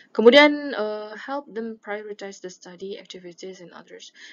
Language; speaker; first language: English; non-native, fluent; Indonesian